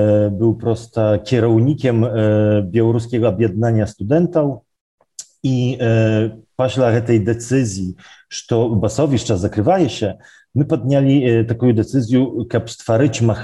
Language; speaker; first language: Belarusian; non-native, local second language; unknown